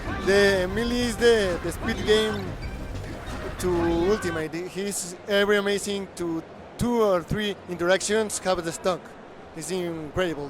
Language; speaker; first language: English; non-native, learner; Spanish